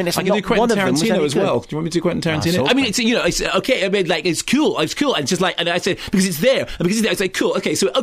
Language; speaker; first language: English; native; English